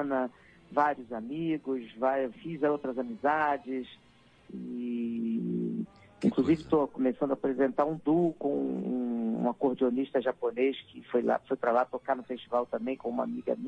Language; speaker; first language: Portuguese; native; Portuguese